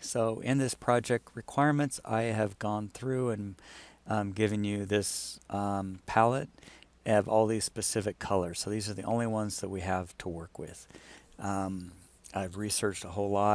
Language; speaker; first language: English; native; English